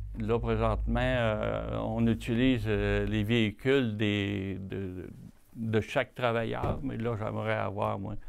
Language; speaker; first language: French; native; French